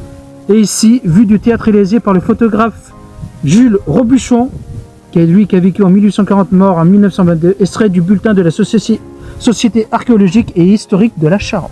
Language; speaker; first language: French; native; French